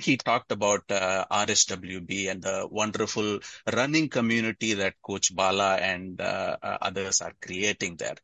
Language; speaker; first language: English; non-native, local second language; Tamil